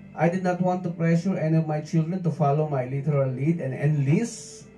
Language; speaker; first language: English; non-native, local second language; Filipino